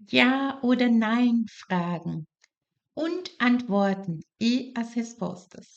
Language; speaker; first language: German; non-native, fluent; Portuguese